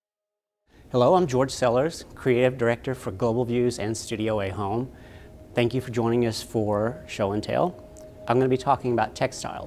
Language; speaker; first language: English; native; English